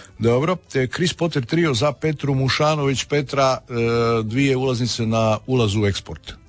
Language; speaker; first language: Croatian; native; Croatian